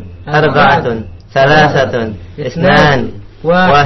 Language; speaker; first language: Arabic; non-native, learner; Indonesian